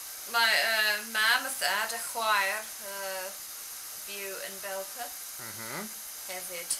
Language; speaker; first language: Welsh; non-native, learner; English